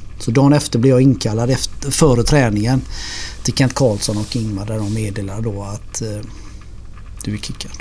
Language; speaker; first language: Swedish; native; Swedish